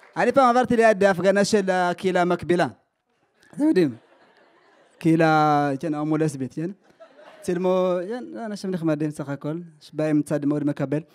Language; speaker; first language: Hebrew; early bilingual, other home language; Amharic